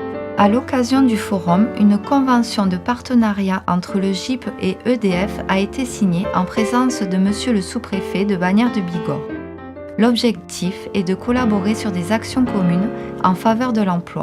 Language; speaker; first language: French; native; French